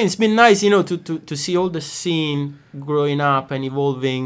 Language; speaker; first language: English; non-native, fluent; Italian